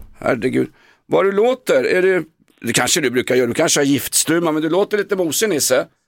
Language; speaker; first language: Swedish; native; Swedish